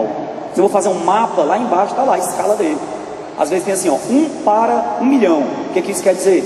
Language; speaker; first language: Portuguese; native; Portuguese